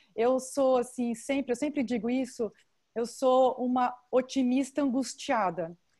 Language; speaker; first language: Portuguese; native; Portuguese